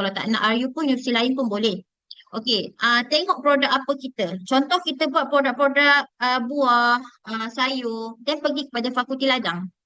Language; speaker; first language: Malay; native; Malay